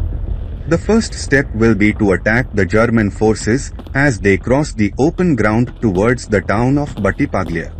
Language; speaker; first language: English; non-native, fluent; Portuguese